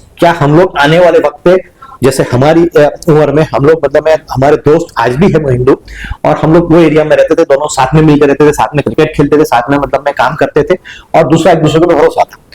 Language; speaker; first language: Hindi; non-native, local second language; Gujarati